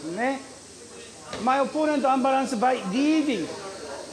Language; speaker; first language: English; non-native, learner; Japanese